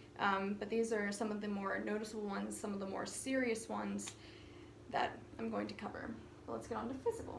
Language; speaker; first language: English; native; English